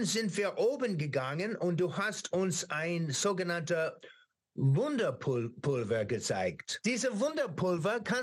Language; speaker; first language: German; non-native, learner; English